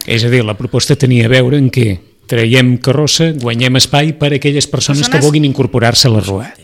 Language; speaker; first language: Catalan; native; Catalan